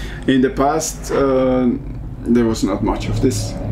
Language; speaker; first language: English; non-native, fluent; Spanish